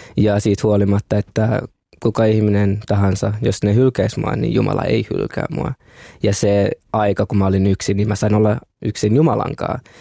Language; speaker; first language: Finnish; early bilingual, other home language; Kinyarwanda